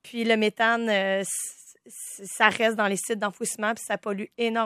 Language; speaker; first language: French; native; French